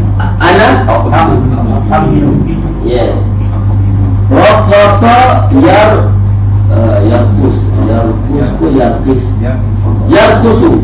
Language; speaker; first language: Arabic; non-native, fluent; Malay